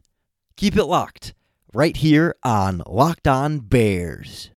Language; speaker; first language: English; native; English